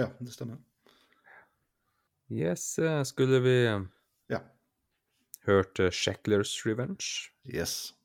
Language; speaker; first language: Norwegian; native; Norwegian